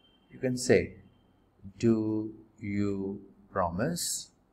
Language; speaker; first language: English; non-native, local second language; Hindi